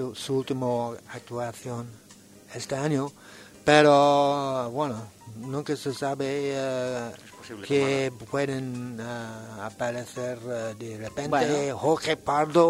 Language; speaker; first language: Spanish; non-native, learner; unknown